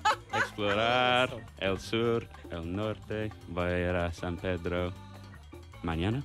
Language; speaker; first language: Spanish; non-native, learner; English